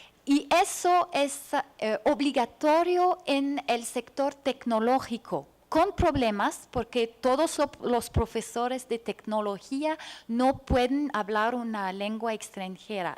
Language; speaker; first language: Spanish; non-native, fluent; French